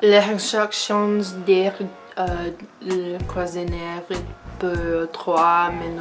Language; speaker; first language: French; non-native, learner; English